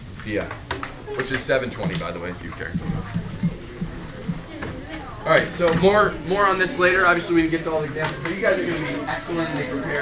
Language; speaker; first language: English; native; English